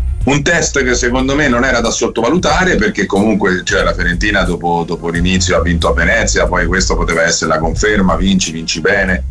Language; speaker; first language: Italian; native; Italian